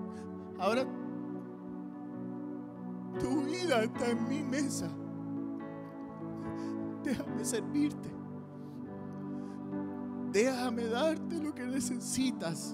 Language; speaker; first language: Spanish; native; Spanish